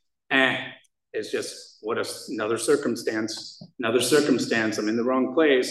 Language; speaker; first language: English; native; English